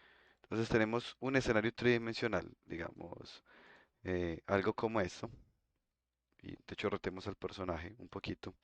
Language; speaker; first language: Spanish; native; Spanish